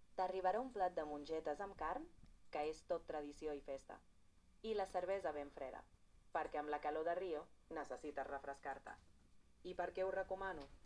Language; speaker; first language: Catalan; non-native, fluent; Portuguese